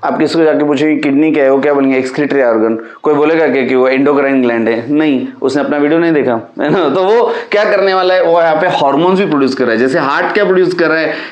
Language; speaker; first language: Hindi; non-native, local second language; Marathi